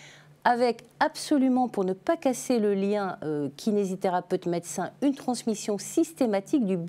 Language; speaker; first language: French; native; French